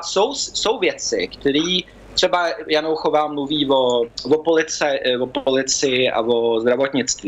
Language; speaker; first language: Czech; early bilingual, heritage; Czech